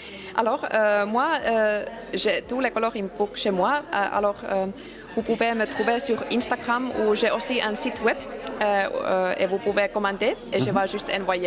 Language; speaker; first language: French; non-native, learner; Finnish